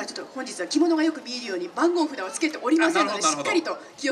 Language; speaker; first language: Japanese; native; Japanese